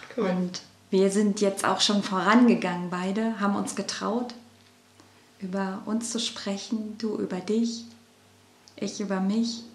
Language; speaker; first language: German; native; German